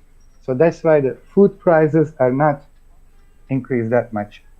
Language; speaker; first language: English; non-native, fluent; Turkish